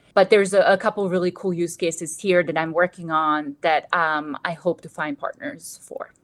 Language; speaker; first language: English; non-native, fluent; Bosnian